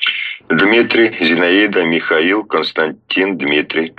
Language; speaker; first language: Russian; native; Russian